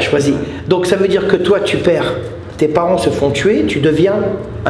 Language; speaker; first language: French; native; French